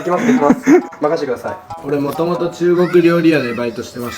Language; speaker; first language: Japanese; native; Japanese